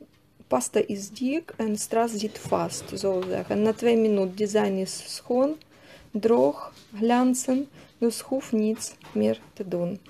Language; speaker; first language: Dutch; non-native, learner; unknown